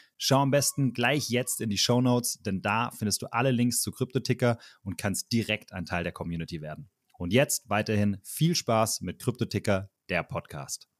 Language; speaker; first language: German; native; German